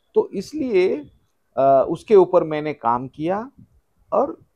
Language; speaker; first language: Hindi; non-native, local second language; Marathi